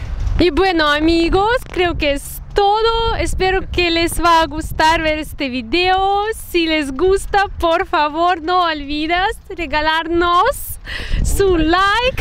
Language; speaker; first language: Spanish; non-native, fluent; Russian